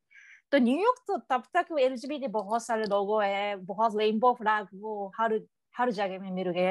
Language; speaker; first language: Hindi; non-native, learner; Japanese